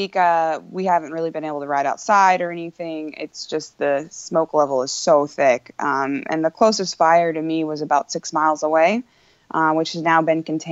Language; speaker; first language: English; native; English